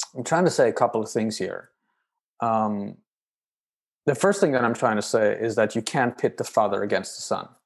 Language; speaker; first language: English; non-native, fluent; Romanian